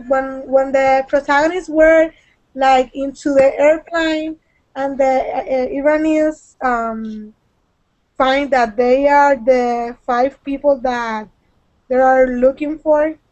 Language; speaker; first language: English; non-native, learner; Spanish